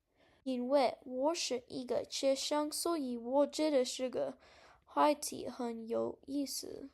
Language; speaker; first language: Chinese; non-native, learner; English